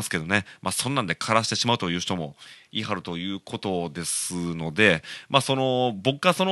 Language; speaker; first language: Japanese; native; Japanese